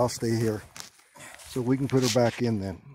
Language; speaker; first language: English; native; English